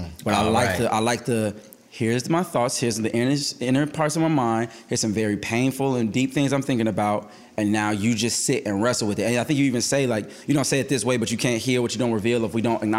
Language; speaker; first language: English; native; English